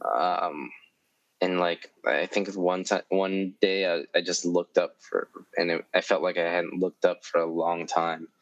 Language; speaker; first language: English; native; English